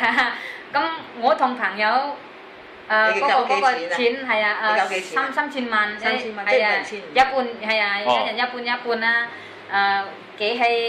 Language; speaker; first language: Cantonese; non-native, learner; Indonesian